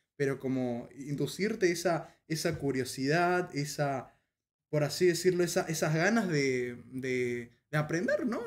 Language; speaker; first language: Spanish; native; Spanish